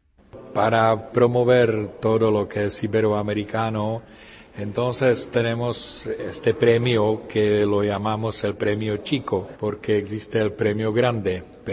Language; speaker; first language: Spanish; non-native, fluent; Czech